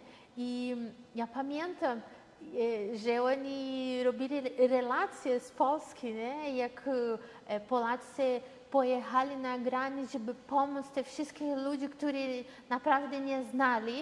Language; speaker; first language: Polish; early bilingual, heritage; Portuguese